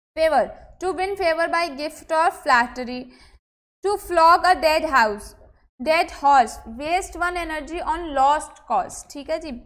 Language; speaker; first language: Hindi; native; Hindi